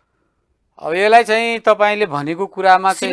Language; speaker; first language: Nepali; native; Nepali